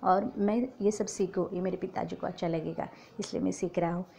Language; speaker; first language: Hindi; non-native, local second language; Marathi